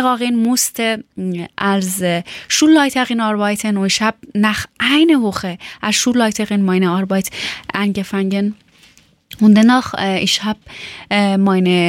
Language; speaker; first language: German; non-native, learner; Persian